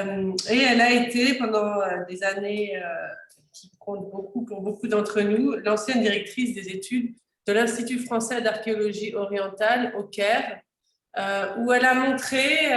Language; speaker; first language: French; native; French